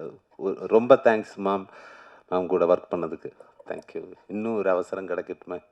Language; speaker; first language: Tamil; non-native, learner; Malayalam